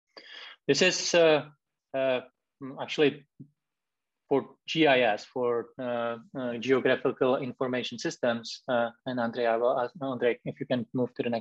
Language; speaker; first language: English; non-native, fluent; Czech